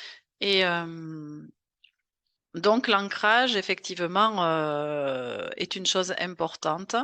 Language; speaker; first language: French; native; French